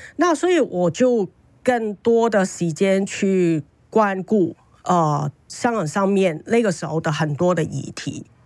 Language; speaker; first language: Chinese; non-native, fluent; Cantonese